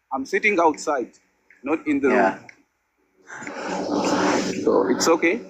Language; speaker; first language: English; non-native, learner; Amharic